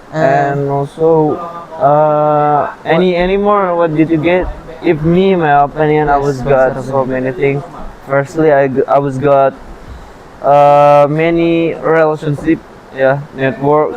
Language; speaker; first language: English; non-native, learner; Indonesian